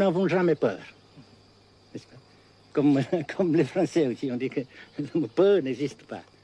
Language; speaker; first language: French; non-native, fluent; Vietnamese